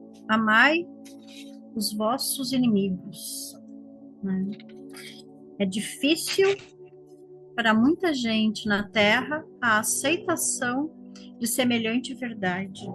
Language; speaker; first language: Portuguese; native; Portuguese